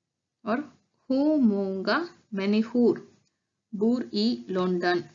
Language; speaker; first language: Swedish; non-native, learner; Tamil